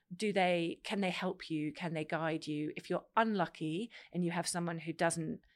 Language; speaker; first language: English; native; English